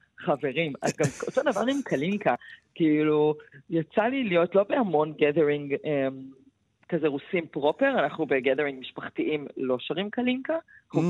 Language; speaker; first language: Hebrew; early bilingual, other home language; Russian